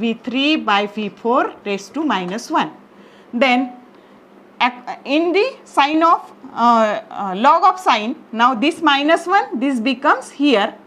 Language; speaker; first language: English; non-native, local second language; Marathi